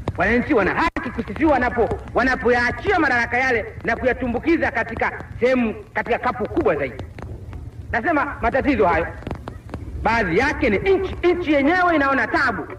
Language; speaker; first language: Swahili; non-native, local second language; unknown